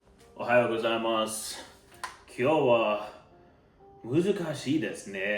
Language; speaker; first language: Japanese; non-native, learner; English